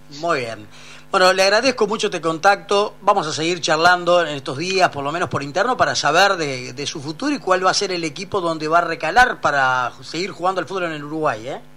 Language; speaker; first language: Spanish; native; Spanish